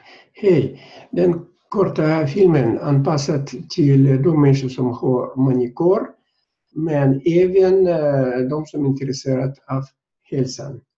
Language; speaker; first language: Swedish; non-native, fluent; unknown